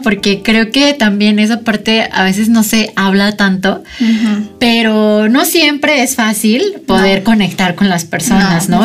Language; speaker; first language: Spanish; native; Spanish